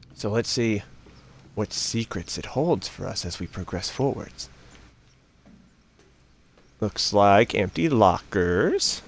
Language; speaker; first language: English; native; English